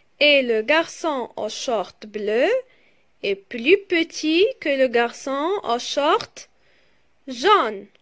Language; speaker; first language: French; non-native, local second language; Arabic